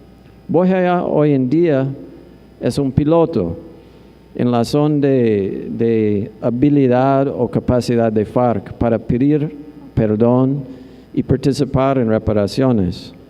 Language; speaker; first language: Spanish; non-native, fluent; English